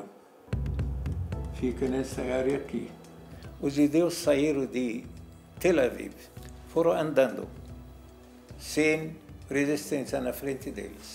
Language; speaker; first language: Portuguese; non-native, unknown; Arabic